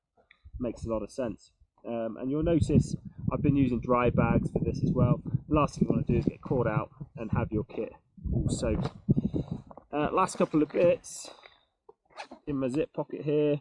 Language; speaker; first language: English; native; English